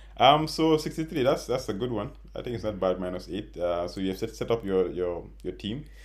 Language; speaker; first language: English; non-native, local second language; Wolof